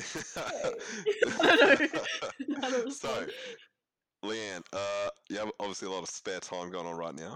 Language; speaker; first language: English; native; English